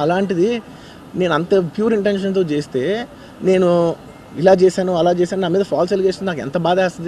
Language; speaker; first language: Telugu; native; Telugu